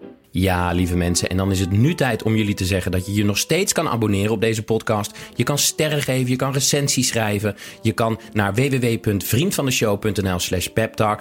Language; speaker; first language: Dutch; native; Dutch